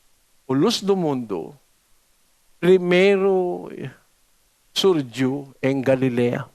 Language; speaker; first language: Portuguese; non-native, learner; Filipino